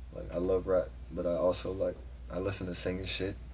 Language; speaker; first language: English; native; English